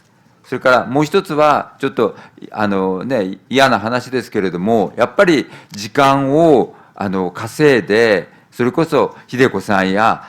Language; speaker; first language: Japanese; native; Japanese